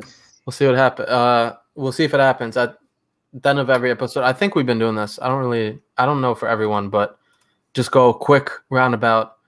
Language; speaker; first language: English; native; English